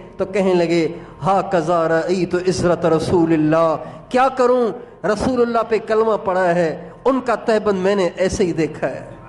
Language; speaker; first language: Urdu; non-native, local second language; Sindhi